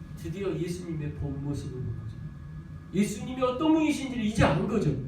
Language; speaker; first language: Korean; native; Korean